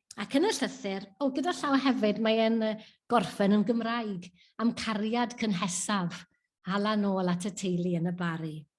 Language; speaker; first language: Welsh; native; Welsh